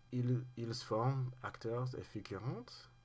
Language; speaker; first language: French; non-native, learner; English